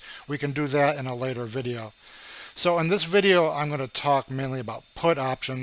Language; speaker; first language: English; native; English